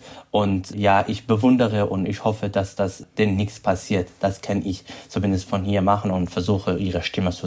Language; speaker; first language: German; non-native, fluent; Kurdish